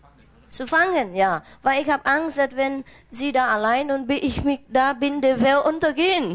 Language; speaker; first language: German; non-native, fluent; Vietnamese